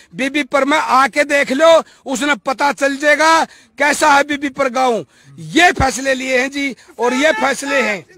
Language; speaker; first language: Hindi; native; Hindi